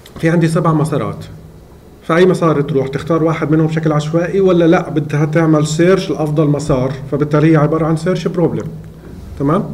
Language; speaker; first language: Arabic; native; Arabic